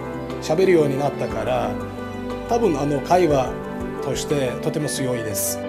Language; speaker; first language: Japanese; non-native, learner; Turkish